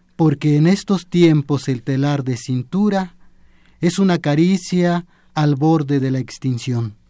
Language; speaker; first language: Spanish; non-native, local second language; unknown